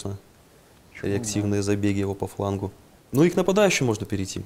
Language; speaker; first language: Russian; native; Russian